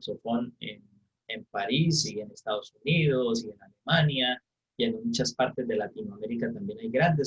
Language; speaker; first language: Spanish; native; Spanish